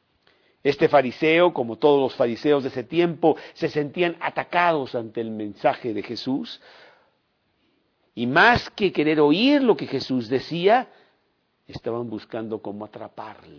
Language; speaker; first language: Spanish; native; Spanish